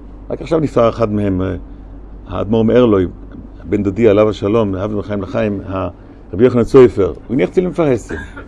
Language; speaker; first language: Hebrew; non-native, fluent; German